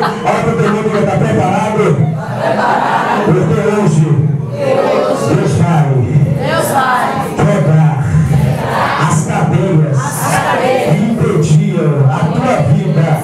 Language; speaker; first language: Portuguese; native; Portuguese